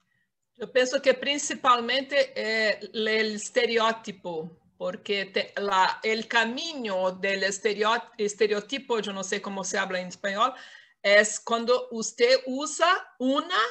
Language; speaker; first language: Spanish; non-native, fluent; Portuguese